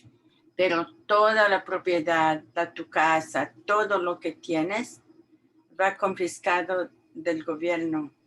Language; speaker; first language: Spanish; non-native, learner; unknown